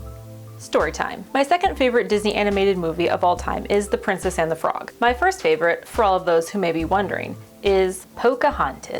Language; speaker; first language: English; native; English